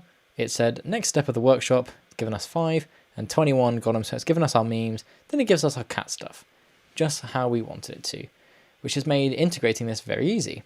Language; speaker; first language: English; native; English